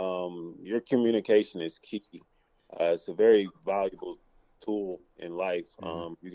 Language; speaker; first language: English; native; English